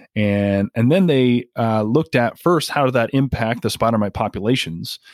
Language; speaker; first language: English; native; English